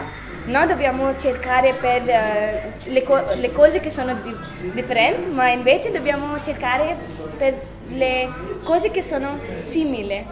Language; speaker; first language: Italian; non-native, fluent; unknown